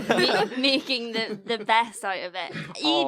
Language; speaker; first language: English; native; English